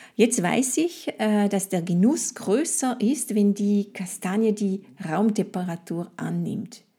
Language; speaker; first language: German; non-native, fluent; French